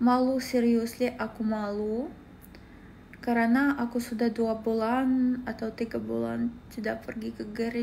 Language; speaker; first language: Indonesian; non-native, learner; Russian